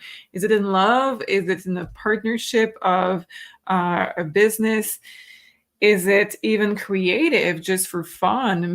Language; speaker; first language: English; non-native, fluent; French